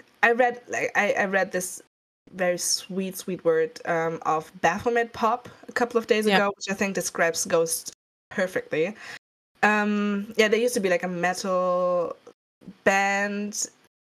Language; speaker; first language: English; non-native, fluent; German